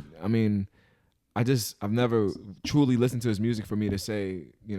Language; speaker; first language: English; native; English